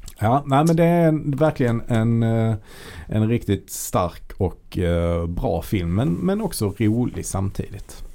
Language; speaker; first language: Swedish; native; Swedish